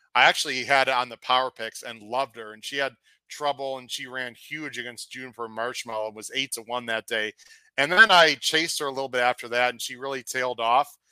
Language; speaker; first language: English; native; English